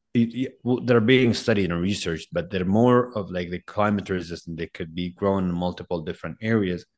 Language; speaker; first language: English; non-native, fluent; Arabic